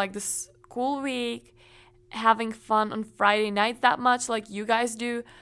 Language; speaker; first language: English; non-native, fluent; Czech